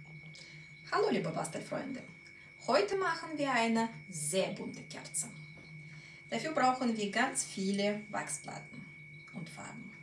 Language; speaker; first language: German; non-native, fluent; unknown